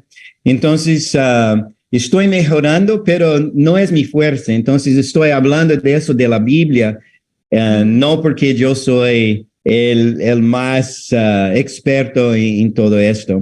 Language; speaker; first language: Spanish; non-native, fluent; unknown